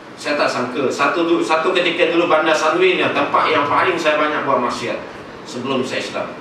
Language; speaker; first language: Malay; non-native, local second language; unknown